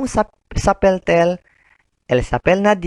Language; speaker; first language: French; non-native, fluent; Indonesian